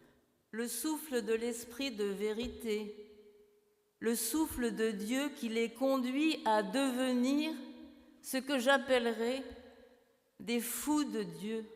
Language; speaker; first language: French; native; French